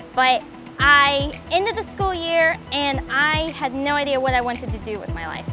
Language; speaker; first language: English; native; English